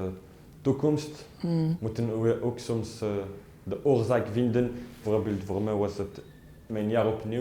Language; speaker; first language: Dutch; non-native, fluent; Arabic